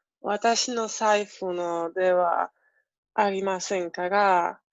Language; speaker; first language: Japanese; non-native, learner; English